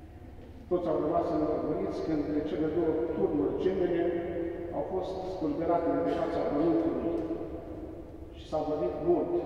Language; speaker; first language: Romanian; native; Romanian